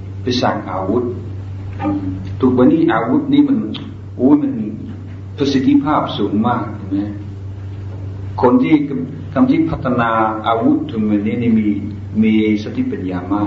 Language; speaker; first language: Thai; non-native, fluent; English